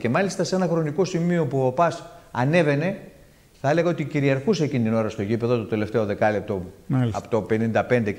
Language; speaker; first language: Greek; native; Greek